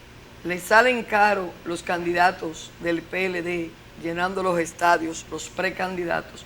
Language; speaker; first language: Spanish; native; Spanish